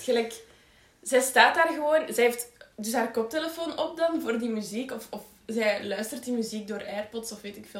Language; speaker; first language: Dutch; native; Dutch